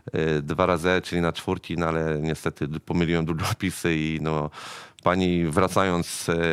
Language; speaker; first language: Polish; native; Polish